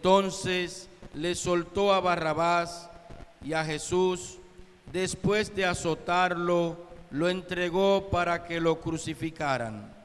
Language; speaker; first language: Spanish; native; Spanish